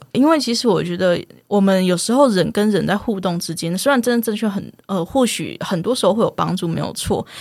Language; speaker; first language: Chinese; non-native, local second language; Min Nan Chinese